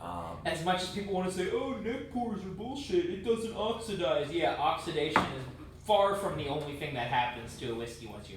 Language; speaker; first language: English; native; English